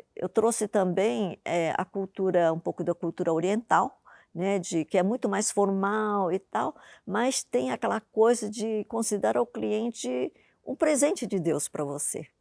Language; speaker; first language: Portuguese; early bilingual, other home language; Japanese